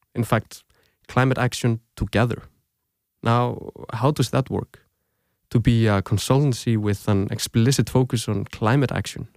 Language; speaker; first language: English; non-native, fluent; Icelandic